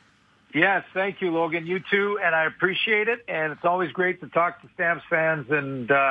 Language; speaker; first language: English; native; English